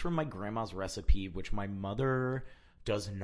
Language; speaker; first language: English; early bilingual, other home language; Spanish